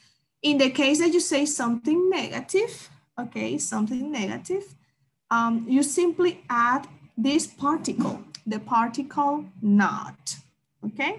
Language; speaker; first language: English; non-native, fluent; Spanish